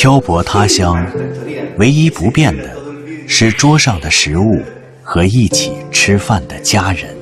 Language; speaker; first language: Chinese; native; Chinese